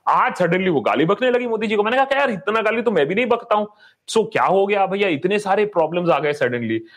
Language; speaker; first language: Hindi; native; Hindi